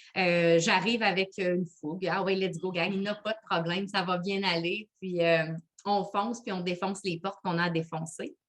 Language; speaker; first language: French; native; French